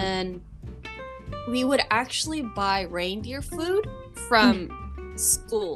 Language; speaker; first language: English; early bilingual, other home language; Japanese